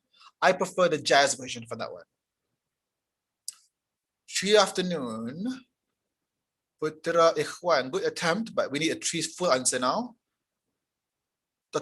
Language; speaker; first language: English; non-native, local second language; Malay